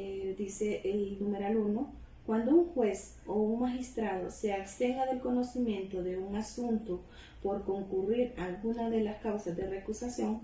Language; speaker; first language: Spanish; native; Spanish